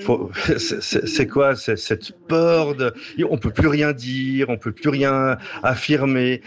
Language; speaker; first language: French; native; French